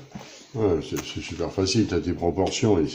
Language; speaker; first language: French; native; French